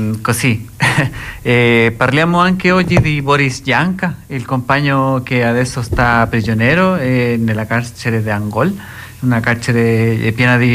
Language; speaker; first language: Italian; non-native, learner; Spanish